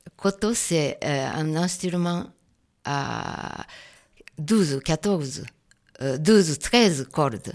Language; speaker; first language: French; non-native, fluent; Japanese